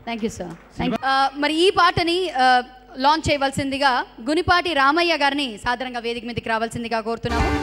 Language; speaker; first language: Telugu; native; Telugu